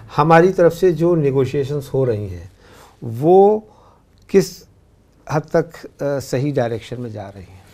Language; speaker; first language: Hindi; native; Hindi